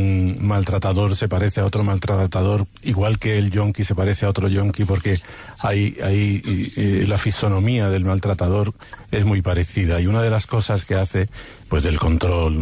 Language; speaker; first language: Spanish; native; Spanish